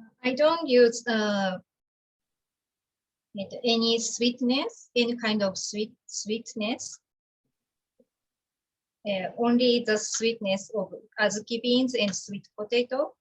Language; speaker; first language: English; non-native, learner; Japanese